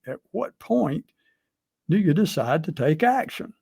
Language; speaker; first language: English; native; English